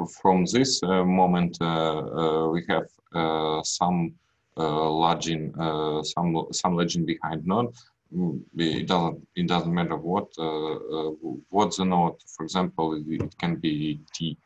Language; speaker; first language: English; non-native, learner; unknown